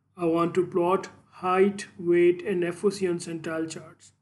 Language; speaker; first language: English; non-native, local second language; Urdu